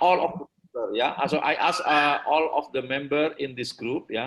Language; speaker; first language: English; non-native, learner; Indonesian